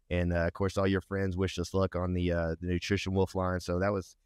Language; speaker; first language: English; native; English